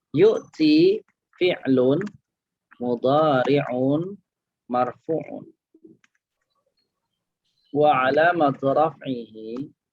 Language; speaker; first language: Arabic; non-native, fluent; Indonesian